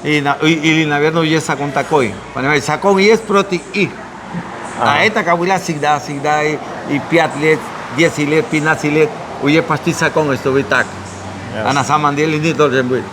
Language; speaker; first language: Russian; non-native, learner; Spanish